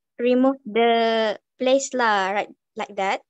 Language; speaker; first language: English; non-native, fluent; Spanish